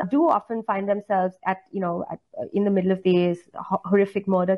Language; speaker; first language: English; non-native, local second language; Hindi